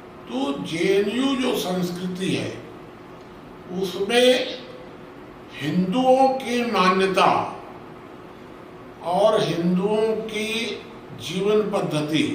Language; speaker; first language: Hindi; native; Hindi